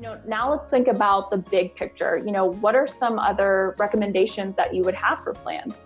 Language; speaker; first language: English; native; English